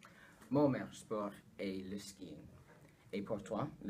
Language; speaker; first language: French; non-native, learner; English